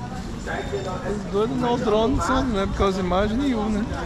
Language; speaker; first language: English; non-native, learner; Portuguese